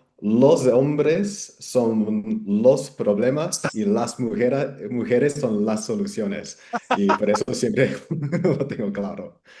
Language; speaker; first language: Spanish; non-native, fluent; English